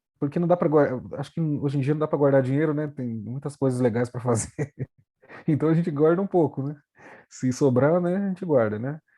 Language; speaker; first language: Portuguese; native; Portuguese